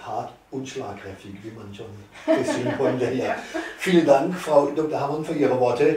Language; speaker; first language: German; native; German